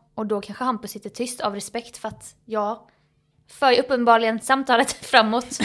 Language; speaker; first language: Swedish; native; Swedish